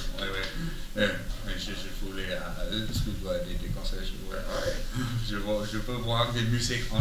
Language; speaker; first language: French; non-native, learner; English